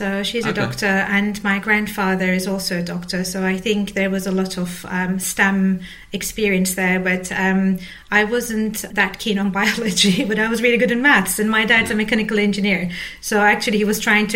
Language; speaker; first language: English; non-native, fluent; Turkish